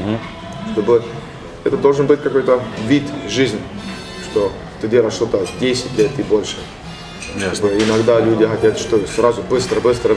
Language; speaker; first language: Russian; non-native, learner; Estonian